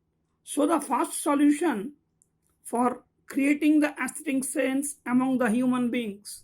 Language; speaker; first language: English; non-native, local second language; Bangla